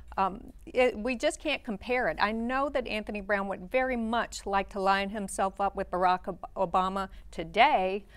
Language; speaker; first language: English; native; English